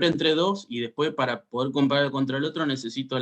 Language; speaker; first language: Spanish; native; Spanish